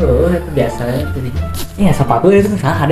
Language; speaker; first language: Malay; non-native, local second language; Sundanese